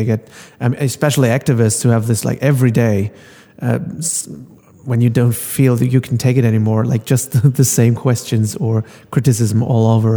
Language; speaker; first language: English; non-native, fluent; German